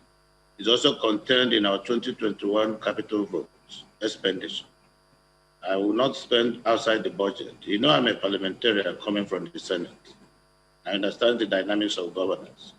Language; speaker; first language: English; non-native, local second language; Igbo